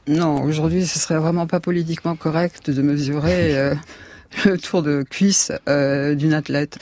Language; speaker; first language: French; native; French